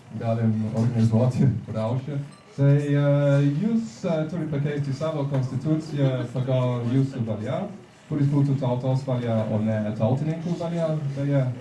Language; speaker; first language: Lithuanian; non-native, fluent; French